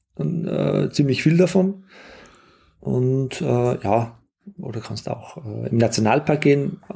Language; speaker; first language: German; native; German